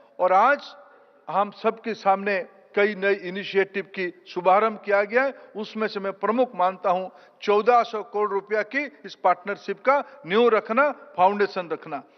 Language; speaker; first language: Hindi; non-native, local second language; Odia